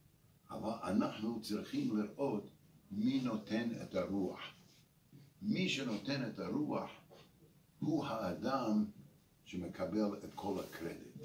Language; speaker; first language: Hebrew; non-native, fluent; English